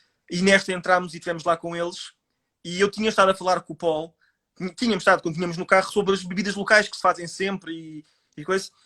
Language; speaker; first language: Portuguese; native; Portuguese